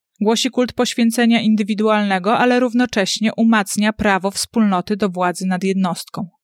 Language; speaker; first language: Polish; native; Polish